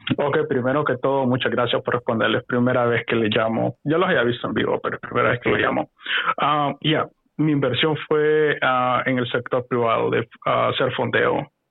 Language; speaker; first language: Spanish; native; Spanish